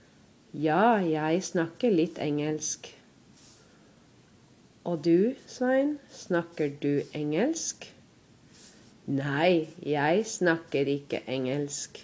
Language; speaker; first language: Norwegian; non-native, learner; English